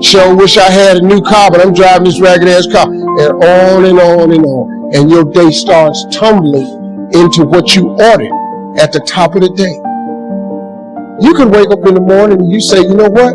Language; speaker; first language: English; native; English